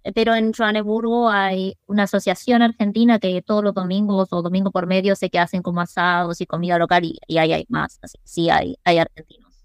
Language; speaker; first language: Spanish; early bilingual, other home language; English